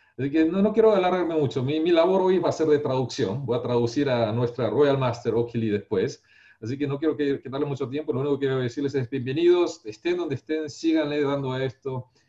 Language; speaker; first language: Spanish; non-native, fluent; Korean